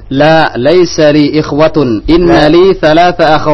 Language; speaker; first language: Arabic; non-native, fluent; Indonesian